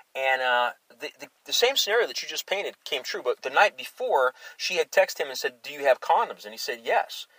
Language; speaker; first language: English; native; English